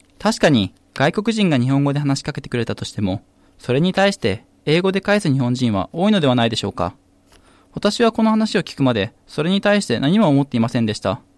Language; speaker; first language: Japanese; native; Japanese